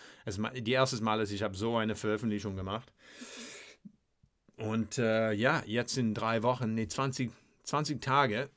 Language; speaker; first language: German; non-native, learner; English